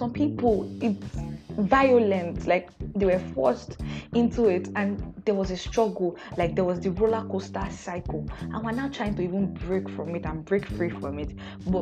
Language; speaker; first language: English; non-native, local second language; Yoruba